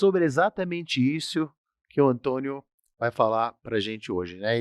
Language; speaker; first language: Portuguese; native; Portuguese